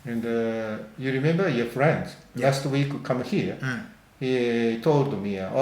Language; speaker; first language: English; non-native, learner; Japanese